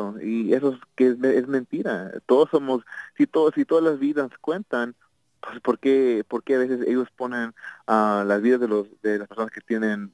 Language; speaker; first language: Spanish; early bilingual, heritage; Spanish